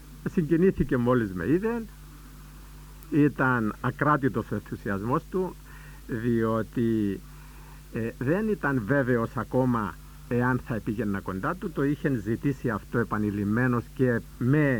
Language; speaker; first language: Greek; native; Greek